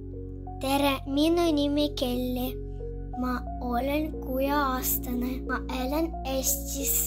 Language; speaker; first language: Finnish; non-native, learner; Estonian